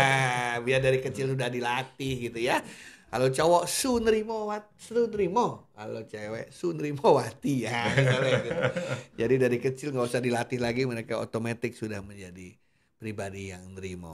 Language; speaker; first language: Indonesian; non-native, local second language; Javanese